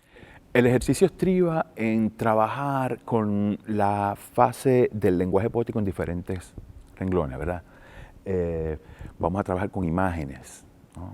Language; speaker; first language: Spanish; native; Spanish